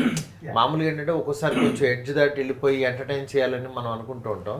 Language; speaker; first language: Telugu; native; Telugu